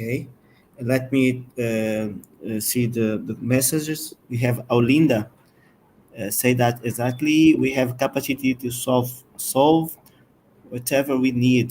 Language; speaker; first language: English; non-native, learner; Portuguese